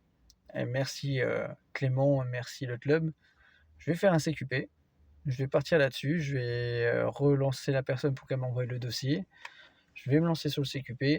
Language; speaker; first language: French; native; French